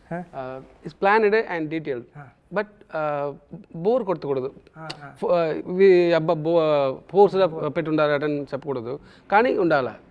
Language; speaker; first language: Telugu; non-native, learner; Tamil